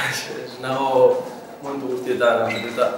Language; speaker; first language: Basque; non-native, local second language; Spanish